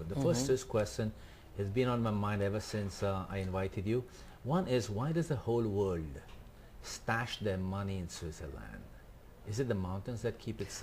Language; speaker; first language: English; non-native, fluent; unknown